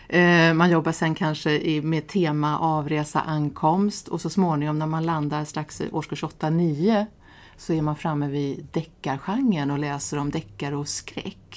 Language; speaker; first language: Swedish; native; Swedish